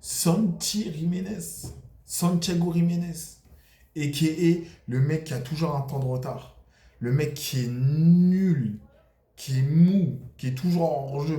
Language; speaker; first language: French; native; French